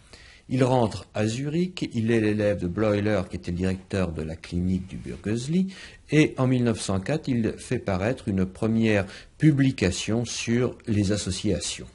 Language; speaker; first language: French; native; French